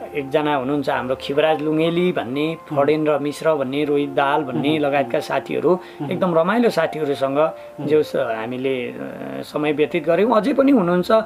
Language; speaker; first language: Nepali; native; Nepali